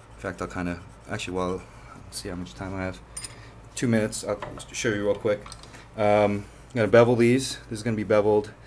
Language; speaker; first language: English; native; English